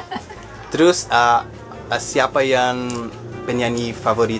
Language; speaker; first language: Indonesian; non-native, fluent; Portuguese